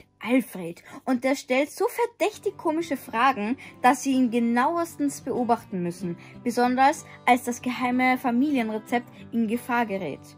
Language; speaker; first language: German; native; German